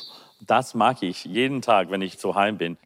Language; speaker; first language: German; non-native, learner; English